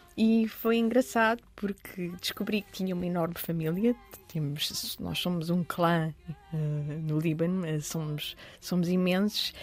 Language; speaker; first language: Portuguese; early bilingual, other home language; Arabic